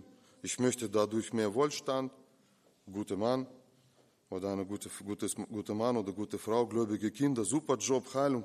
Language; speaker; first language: German; non-native, fluent; Russian